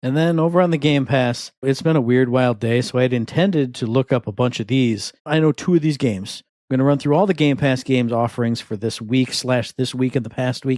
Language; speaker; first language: English; native; English